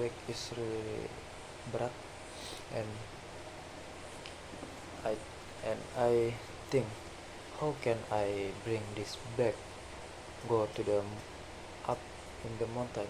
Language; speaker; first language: English; non-native, learner; Indonesian